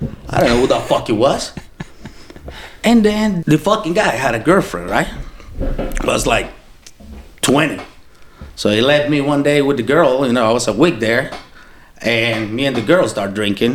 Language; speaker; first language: English; non-native, fluent; Spanish